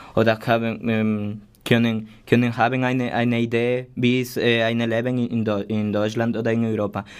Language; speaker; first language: German; non-native, learner; Spanish